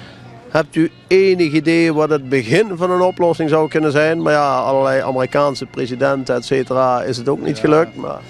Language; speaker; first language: Dutch; native; Dutch